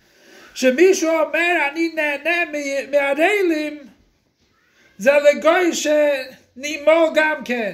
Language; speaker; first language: Hebrew; non-native, fluent; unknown